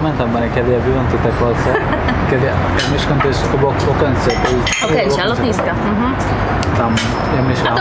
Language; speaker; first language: Polish; non-native, learner; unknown